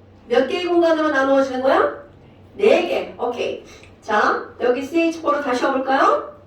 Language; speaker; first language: Korean; native; Korean